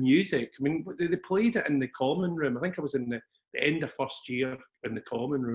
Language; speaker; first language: English; native; English